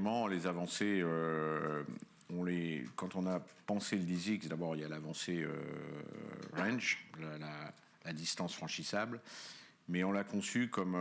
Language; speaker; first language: French; native; French